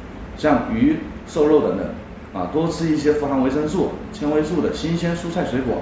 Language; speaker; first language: Chinese; native; Chinese